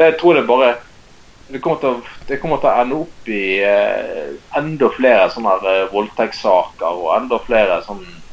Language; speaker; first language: Norwegian; native; Norwegian